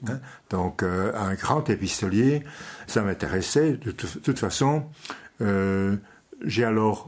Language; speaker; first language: French; non-native, local second language; Dutch